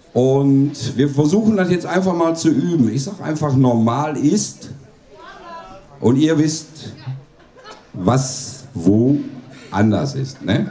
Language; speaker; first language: German; native; German